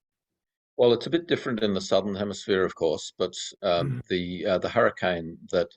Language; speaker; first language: English; native; English